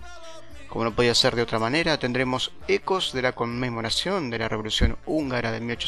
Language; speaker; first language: Spanish; native; Spanish